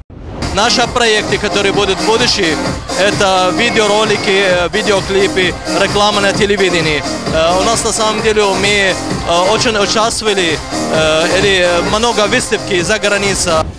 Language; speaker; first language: Russian; non-native, learner; Arabic